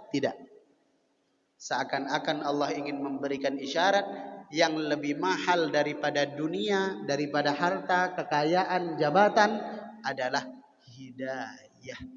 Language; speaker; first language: Indonesian; native; Indonesian